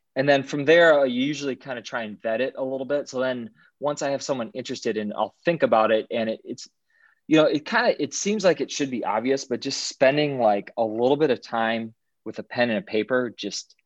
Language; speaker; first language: English; native; English